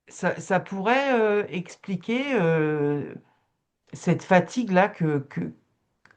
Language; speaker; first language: French; native; French